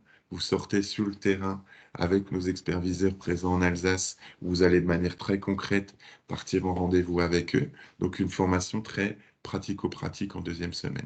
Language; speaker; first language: French; native; French